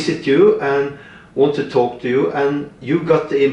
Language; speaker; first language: English; non-native, fluent; Norwegian